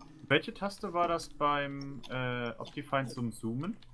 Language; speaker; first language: German; native; German